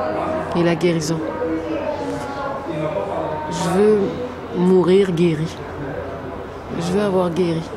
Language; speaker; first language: French; native; French